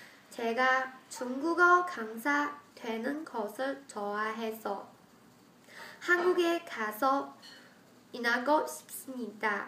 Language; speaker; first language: Korean; non-native, learner; Chinese